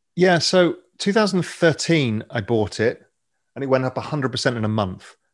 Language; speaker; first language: English; native; English